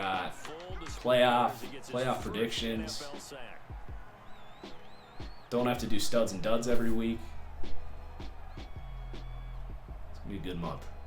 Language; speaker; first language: English; native; English